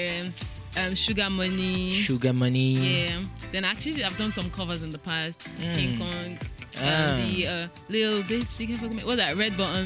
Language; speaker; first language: English; non-native, local second language; Yoruba